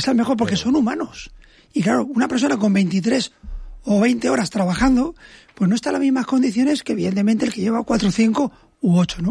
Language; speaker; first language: Spanish; native; Spanish